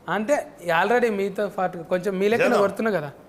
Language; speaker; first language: Telugu; native; Telugu